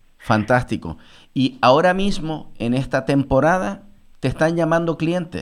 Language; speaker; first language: Spanish; native; Spanish